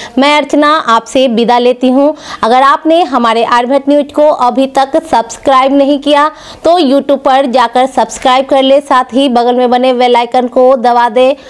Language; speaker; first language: Hindi; native; Hindi